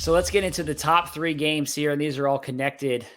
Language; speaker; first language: English; native; English